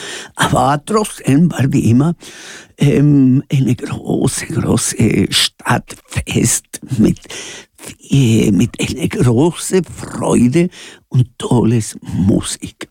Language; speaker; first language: German; non-native, learner; Spanish